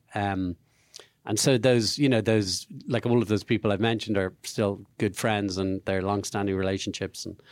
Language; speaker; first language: English; native; English